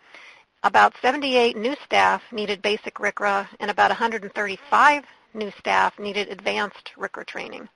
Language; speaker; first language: English; native; English